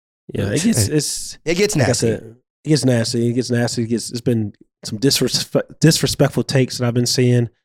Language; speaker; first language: English; native; English